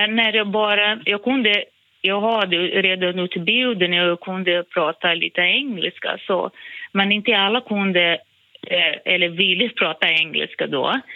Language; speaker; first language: Swedish; non-native, fluent; Portuguese